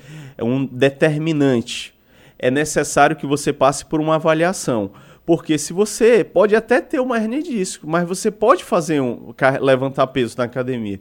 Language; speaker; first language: Portuguese; native; Portuguese